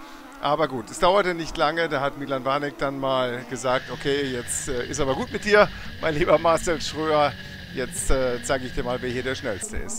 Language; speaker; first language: German; native; German